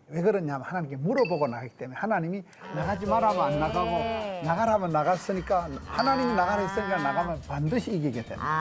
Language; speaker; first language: Korean; native; Korean